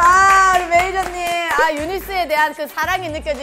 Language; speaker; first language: Korean; native; Korean